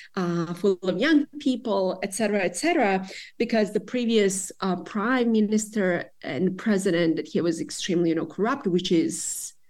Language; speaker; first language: English; non-native, fluent; Serbian